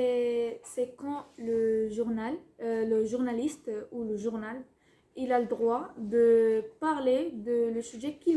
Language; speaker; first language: French; non-native, fluent; Spanish